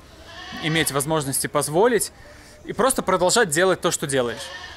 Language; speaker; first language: Russian; native; Russian